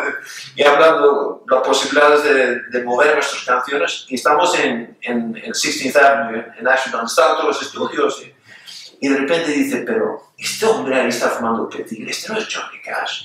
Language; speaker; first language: Spanish; non-native, fluent; Swedish